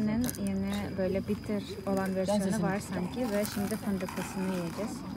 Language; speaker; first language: Turkish; non-native, fluent; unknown